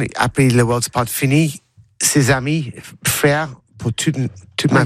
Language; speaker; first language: French; non-native, learner; English